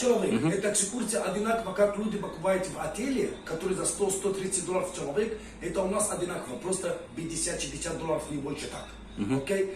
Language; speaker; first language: Russian; non-native, learner; Arabic